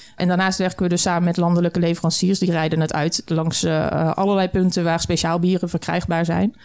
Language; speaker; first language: Dutch; native; Dutch